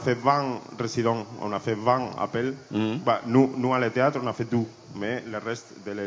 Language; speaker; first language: French; non-native, learner; Spanish